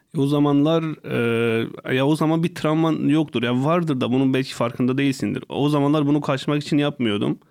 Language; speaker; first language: Turkish; non-native, local second language; Kurdish